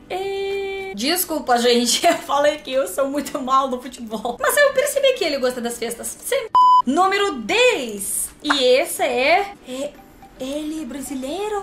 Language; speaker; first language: Portuguese; non-native, learner; Russian